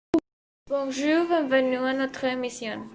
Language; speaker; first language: French; non-native, learner; Spanish